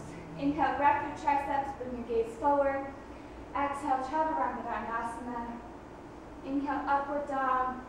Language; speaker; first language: English; native; English